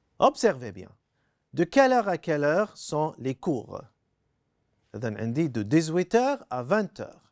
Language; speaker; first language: French; non-native, fluent; Arabic